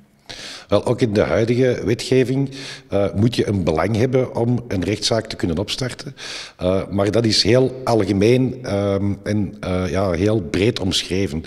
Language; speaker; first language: Dutch; native; Dutch